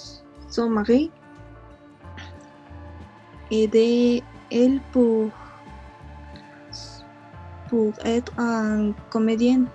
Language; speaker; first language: French; non-native, learner; Spanish